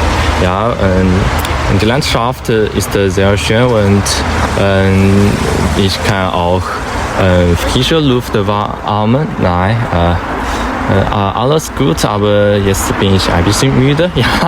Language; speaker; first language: German; non-native, learner; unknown